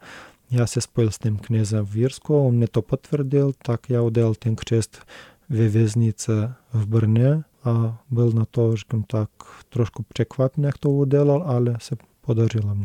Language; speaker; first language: Czech; non-native, learner; Romanian